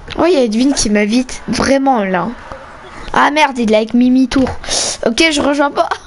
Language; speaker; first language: French; native; French